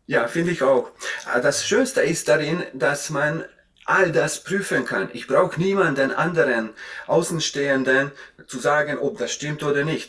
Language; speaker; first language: German; non-native, fluent; Hungarian